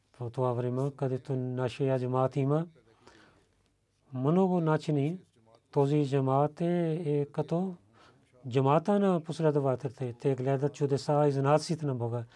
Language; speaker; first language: Bulgarian; non-native, learner; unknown